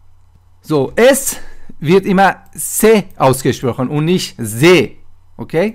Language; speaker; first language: German; non-native, fluent; Persian